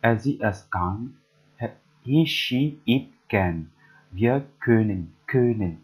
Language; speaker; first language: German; non-native, learner; English